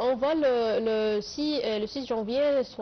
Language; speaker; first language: French; non-native, fluent; Arabic